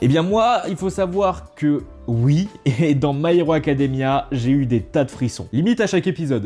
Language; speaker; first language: French; native; French